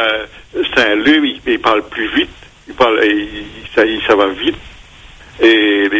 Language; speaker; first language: French; non-native, local second language; Réunion Creole French